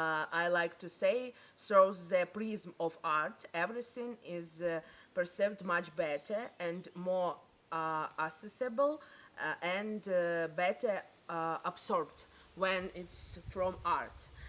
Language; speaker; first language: English; non-native, learner; Ukrainian